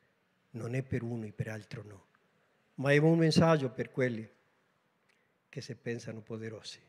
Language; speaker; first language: Italian; non-native, learner; Spanish